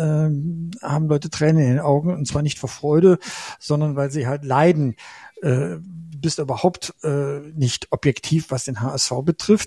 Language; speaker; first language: German; native; German